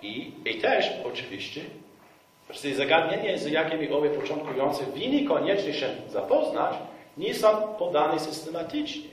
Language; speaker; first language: Polish; non-native, fluent; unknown